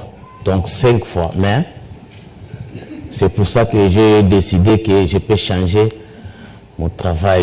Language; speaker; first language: French; non-native, local second language; Kongo